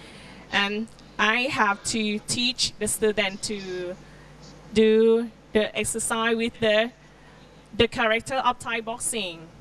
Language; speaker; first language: English; non-native, learner; Thai